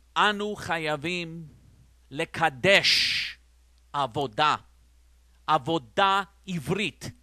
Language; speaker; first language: Hebrew; non-native, fluent; English